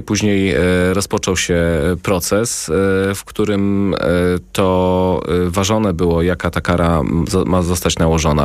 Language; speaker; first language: Polish; native; Polish